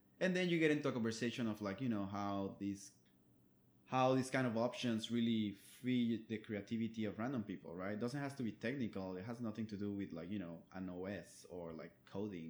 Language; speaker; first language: English; non-native, fluent; Spanish